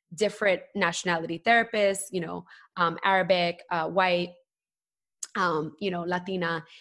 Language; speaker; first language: English; native; English